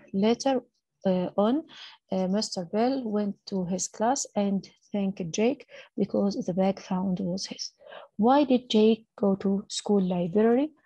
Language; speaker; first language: English; non-native, fluent; Arabic